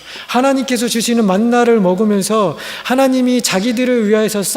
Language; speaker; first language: Korean; native; Korean